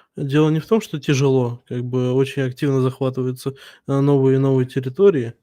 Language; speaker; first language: Russian; native; Russian